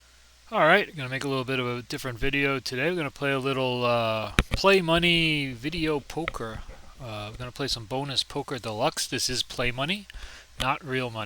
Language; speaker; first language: English; native; English